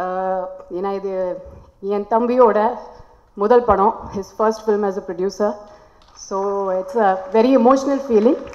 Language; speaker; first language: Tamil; non-native, local second language; Hindi